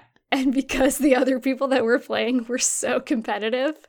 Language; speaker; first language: English; early bilingual, other home language; Ukrainian